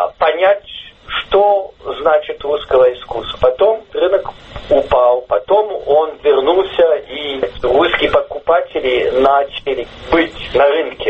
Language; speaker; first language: Russian; early bilingual, heritage; English